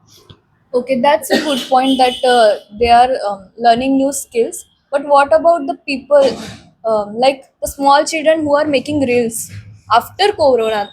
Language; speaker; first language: English; non-native, local second language; Marathi